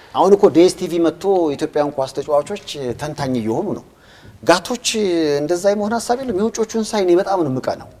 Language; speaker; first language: Amharic; native; Amharic